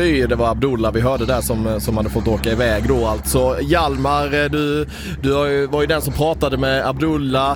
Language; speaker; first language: Swedish; native; Swedish